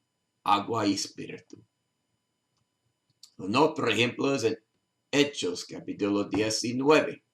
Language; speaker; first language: Spanish; non-native, learner; English